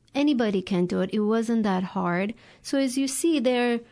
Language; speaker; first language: English; non-native, fluent; Turkish